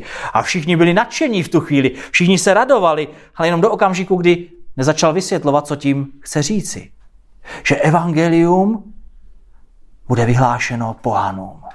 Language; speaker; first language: Czech; native; Czech